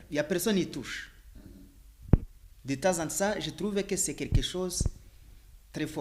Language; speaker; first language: French; non-native, learner; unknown